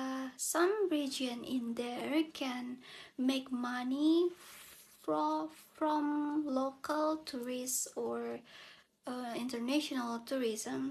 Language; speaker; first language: English; non-native, learner; Indonesian